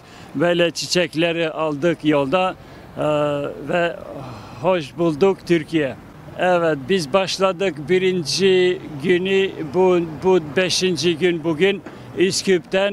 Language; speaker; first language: Turkish; non-native, fluent; Albanian